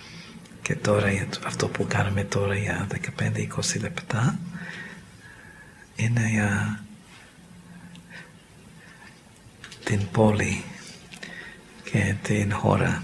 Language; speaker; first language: Greek; non-native, learner; English